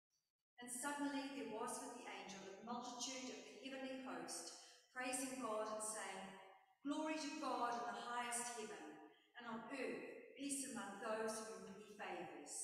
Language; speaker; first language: English; native; English